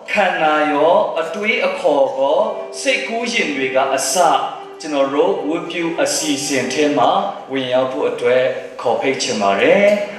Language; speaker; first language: Burmese; non-native, local second language; Hakha Chin